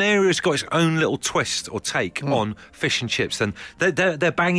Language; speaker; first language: English; native; English